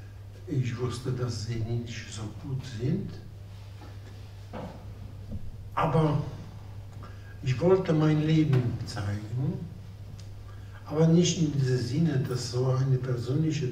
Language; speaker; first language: German; non-native, fluent; Polish